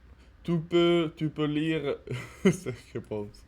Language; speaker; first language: French; non-native, learner; Russian